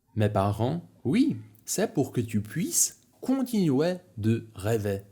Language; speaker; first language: French; non-native, fluent; Polish